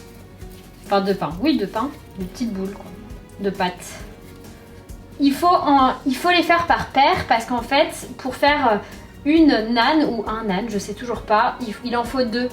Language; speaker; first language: French; native; French